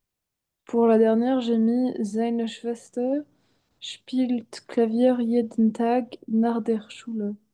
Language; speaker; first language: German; non-native, learner; French